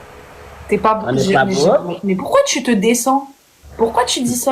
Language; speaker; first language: French; native; French